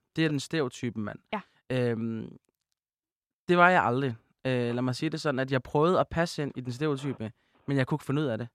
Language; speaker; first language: Danish; early bilingual, other home language; Arabic